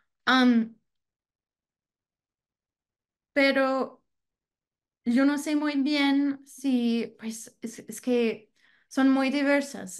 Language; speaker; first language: Spanish; non-native, learner; English